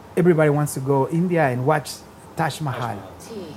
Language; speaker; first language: English; non-native, learner; Spanish